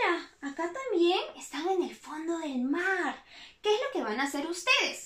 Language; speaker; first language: Spanish; native; Spanish